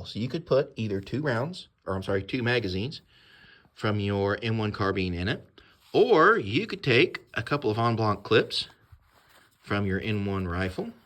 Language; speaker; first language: English; native; English